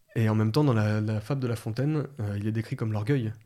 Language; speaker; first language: French; native; French